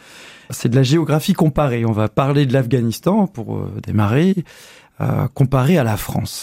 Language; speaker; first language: French; native; French